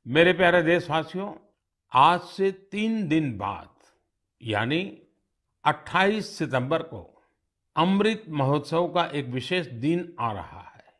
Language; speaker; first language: Hindi; non-native, local second language; Gujarati